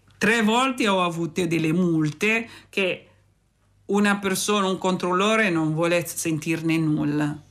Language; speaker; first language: Italian; non-native, fluent; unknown